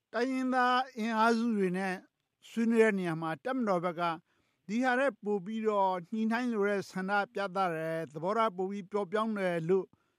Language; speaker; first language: Burmese; native; Burmese